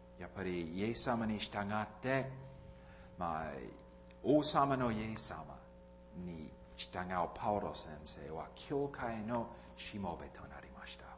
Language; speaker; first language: Japanese; non-native, fluent; English